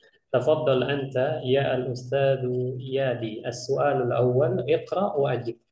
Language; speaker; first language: Arabic; non-native, fluent; Indonesian